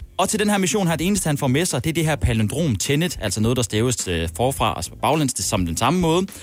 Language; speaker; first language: Danish; native; Danish